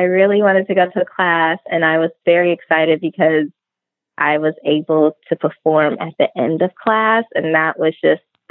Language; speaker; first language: English; native; English